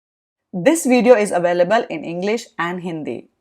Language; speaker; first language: English; non-native, local second language; Hindi